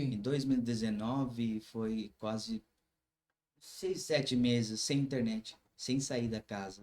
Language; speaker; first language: Portuguese; non-native, learner; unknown